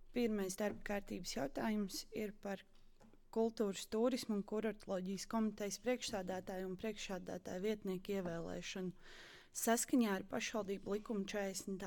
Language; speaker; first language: Latvian; native; Latvian